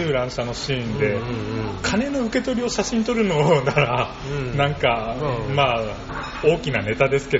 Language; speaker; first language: Japanese; native; Japanese